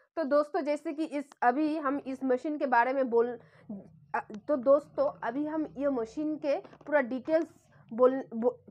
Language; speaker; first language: Hindi; non-native, local second language; Bangla